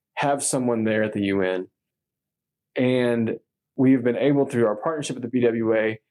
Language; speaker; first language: English; native; English